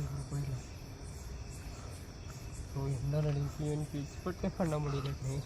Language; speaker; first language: Tamil; non-native, local second language; Kannada